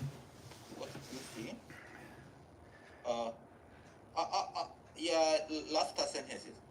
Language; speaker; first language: English; non-native, learner; Chinese